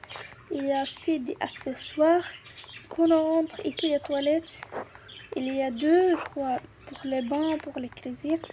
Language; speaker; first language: French; non-native, learner; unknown